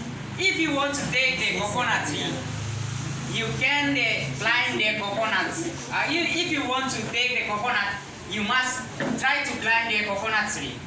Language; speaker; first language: English; non-native, learner; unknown